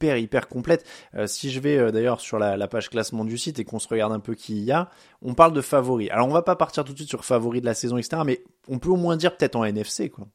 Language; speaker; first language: French; native; French